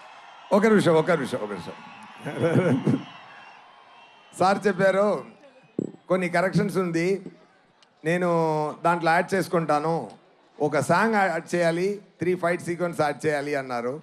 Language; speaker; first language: Telugu; non-native, local second language; Tamil